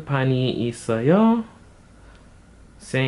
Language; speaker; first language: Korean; non-native, learner; English